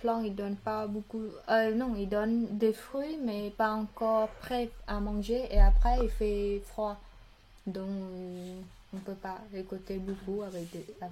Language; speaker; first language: French; non-native, learner; Khmer